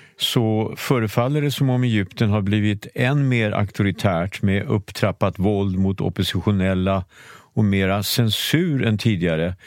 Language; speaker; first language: Swedish; native; Swedish